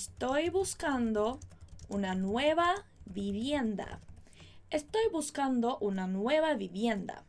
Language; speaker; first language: Spanish; non-native, fluent; Portuguese